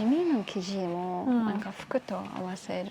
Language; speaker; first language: Japanese; non-native, fluent; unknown